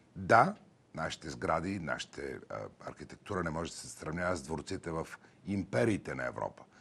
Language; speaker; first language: Bulgarian; native; Bulgarian